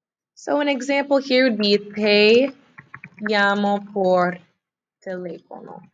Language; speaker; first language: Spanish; non-native, fluent; English